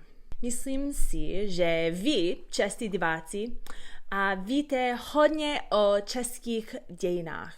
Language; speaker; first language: Czech; non-native, learner; English